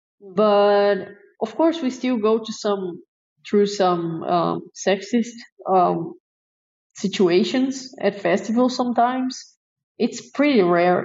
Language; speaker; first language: English; non-native, fluent; Portuguese